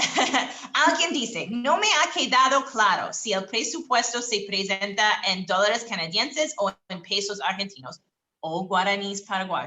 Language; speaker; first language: Spanish; non-native, fluent; English